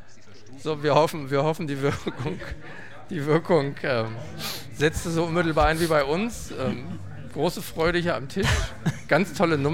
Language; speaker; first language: German; native; German